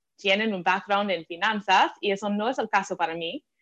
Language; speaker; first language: Spanish; non-native, fluent; English